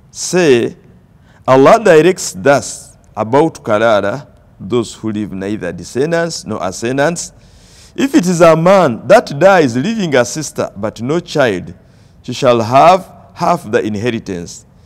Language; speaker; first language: English; non-native, local second language; Ganda